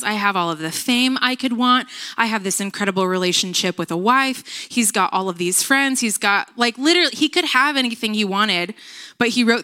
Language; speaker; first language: English; native; English